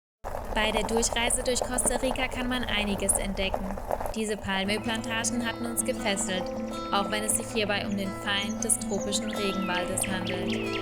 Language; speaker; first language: German; native; German